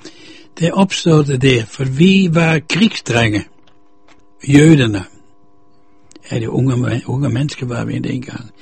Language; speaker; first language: Danish; non-native, fluent; Dutch